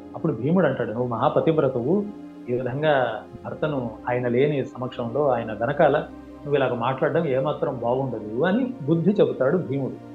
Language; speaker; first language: Telugu; non-native, local second language; Kannada